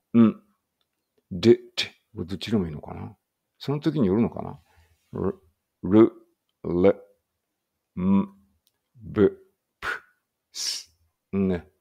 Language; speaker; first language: Japanese; native; Japanese